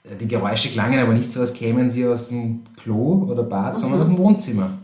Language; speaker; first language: German; native; German